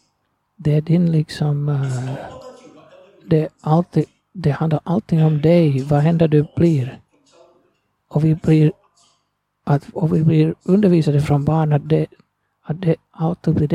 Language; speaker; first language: Swedish; non-native, fluent; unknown